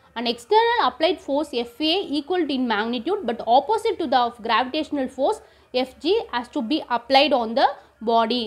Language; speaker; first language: English; non-native, local second language; Tamil